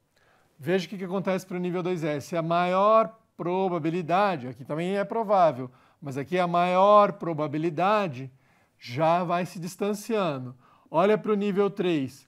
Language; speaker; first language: Portuguese; native; Portuguese